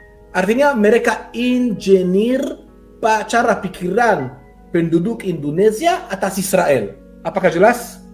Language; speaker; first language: Indonesian; non-native, fluent; Hebrew